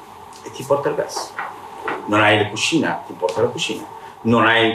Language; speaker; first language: Italian; non-native, fluent; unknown